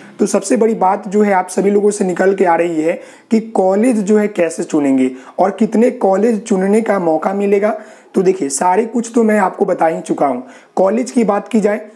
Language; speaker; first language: Hindi; native; Hindi